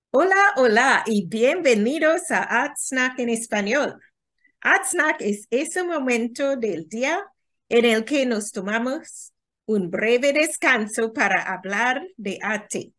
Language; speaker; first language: Spanish; non-native, fluent; English